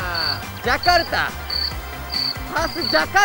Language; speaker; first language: Indonesian; non-native, fluent; Japanese